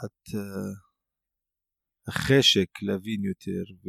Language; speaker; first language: Hebrew; non-native, local second language; Arabic